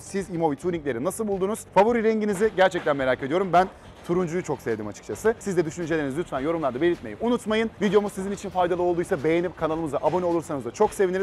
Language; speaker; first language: Turkish; native; Turkish